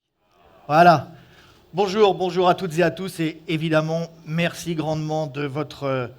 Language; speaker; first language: French; native; French